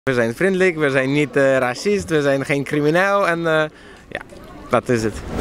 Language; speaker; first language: Dutch; non-native, learner; Polish